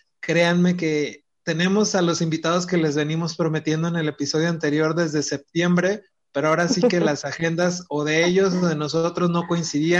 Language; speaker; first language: Spanish; native; Spanish